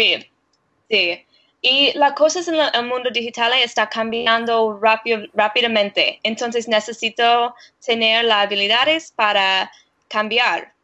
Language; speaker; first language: Spanish; non-native, learner; English